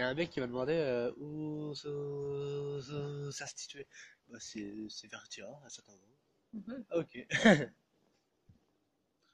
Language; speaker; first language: French; native; French